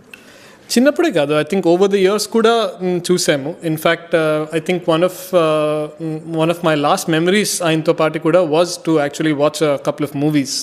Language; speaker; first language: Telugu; early bilingual, heritage; Telugu